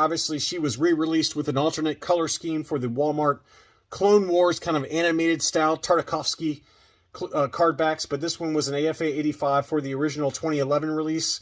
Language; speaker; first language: English; native; English